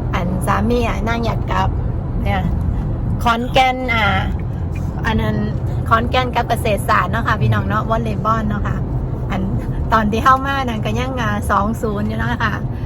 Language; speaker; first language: Thai; native; Thai